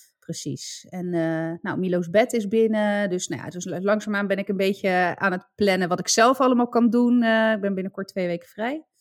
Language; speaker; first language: Dutch; native; Dutch